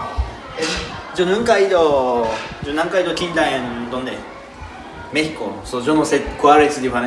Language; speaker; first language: Spanish; non-native, learner; Japanese